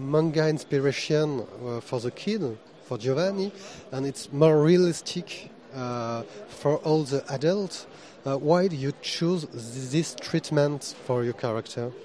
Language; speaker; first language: English; non-native, fluent; French